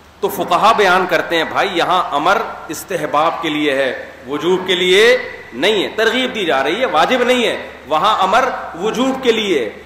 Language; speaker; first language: Urdu; native; Urdu